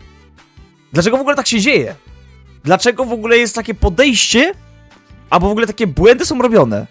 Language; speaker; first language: Polish; native; Polish